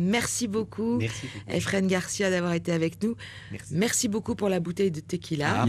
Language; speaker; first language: French; native; French